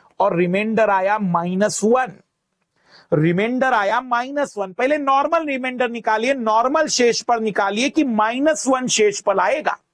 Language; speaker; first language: Hindi; native; Hindi